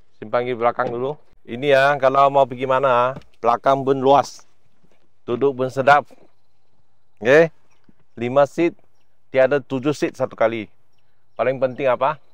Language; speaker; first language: Malay; non-native, local second language; Chinese